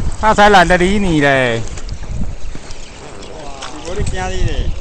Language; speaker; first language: Chinese; native; Chinese